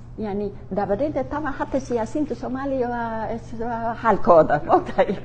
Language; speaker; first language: Somali; non-native, fluent; Arabic